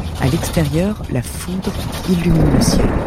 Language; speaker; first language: French; native; French